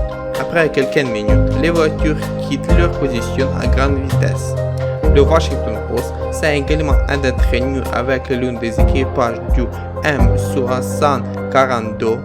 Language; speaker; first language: French; non-native, fluent; Ukrainian